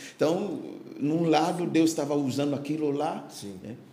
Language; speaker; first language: Portuguese; non-native, fluent; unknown